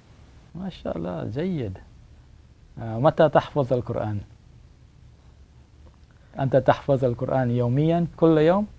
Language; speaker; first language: Arabic; non-native, learner; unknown